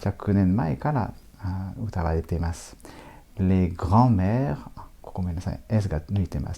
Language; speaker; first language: Japanese; non-native, fluent; French